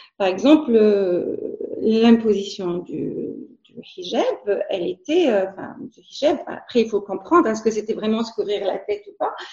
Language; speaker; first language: French; non-native, local second language; Arabic